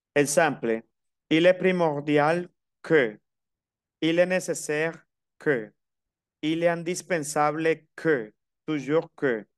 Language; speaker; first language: French; non-native, fluent; Spanish